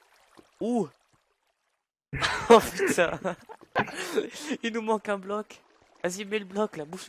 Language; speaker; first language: French; native; French